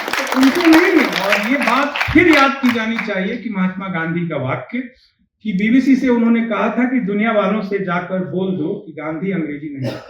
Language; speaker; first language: Hindi; native; Hindi